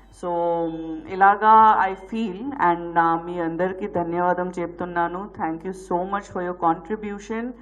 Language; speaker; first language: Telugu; non-native, local second language; Gujarati